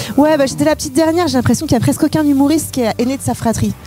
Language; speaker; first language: French; native; French